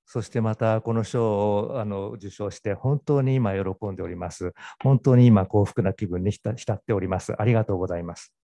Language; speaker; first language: Japanese; native; Japanese